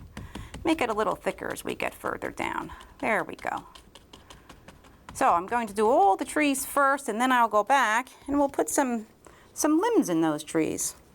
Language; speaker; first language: English; native; English